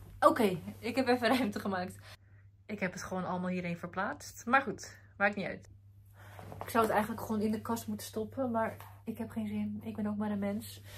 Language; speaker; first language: Dutch; early bilingual, other home language; Arabic